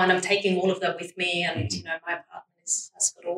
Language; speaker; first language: English; non-native, fluent; German